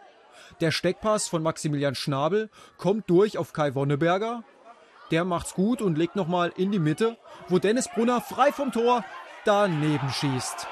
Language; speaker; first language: German; native; German